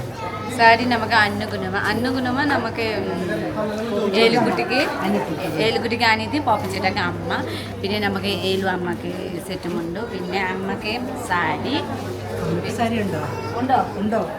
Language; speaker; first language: Malayalam; non-native, learner; Nepali